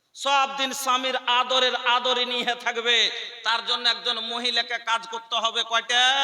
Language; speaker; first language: Bangla; non-native, local second language; Bhojpuri